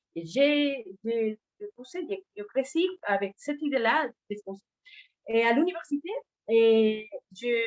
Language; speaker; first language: French; non-native, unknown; Spanish